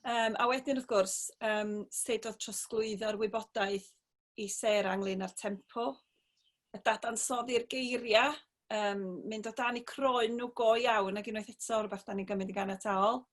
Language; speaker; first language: Welsh; native; Welsh